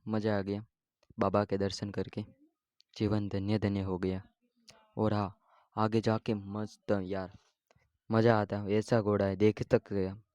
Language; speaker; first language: Hindi; non-native, local second language; Gujarati